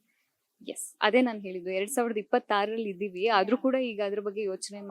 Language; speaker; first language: Kannada; native; Kannada